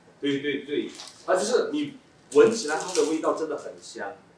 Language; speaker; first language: Chinese; native; Chinese